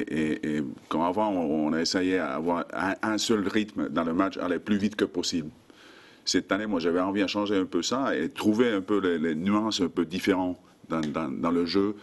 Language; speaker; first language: French; non-native, fluent; Finnish